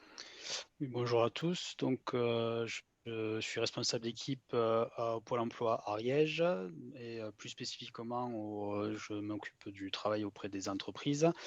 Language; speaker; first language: French; native; French